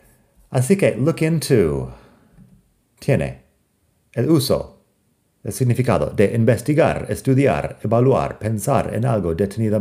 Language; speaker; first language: Spanish; non-native, fluent; English